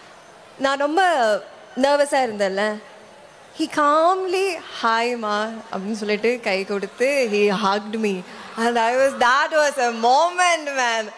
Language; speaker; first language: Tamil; non-native, local second language; Malayalam